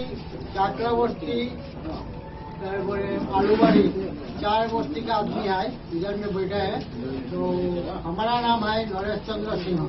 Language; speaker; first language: Hindi; non-native, local second language; Bangla